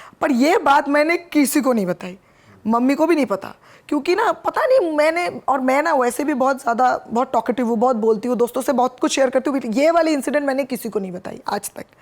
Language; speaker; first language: Hindi; non-native, local second language; Bangla